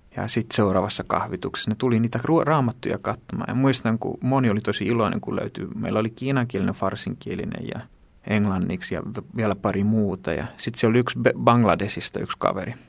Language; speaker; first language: Finnish; early bilingual, heritage; Greek